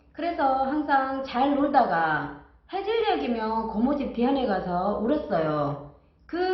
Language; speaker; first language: Korean; native; Korean